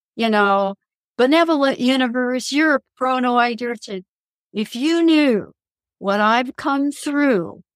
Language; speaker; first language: English; native; English